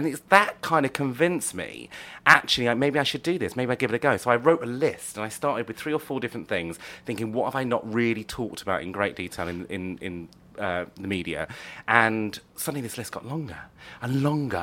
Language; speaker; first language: English; native; English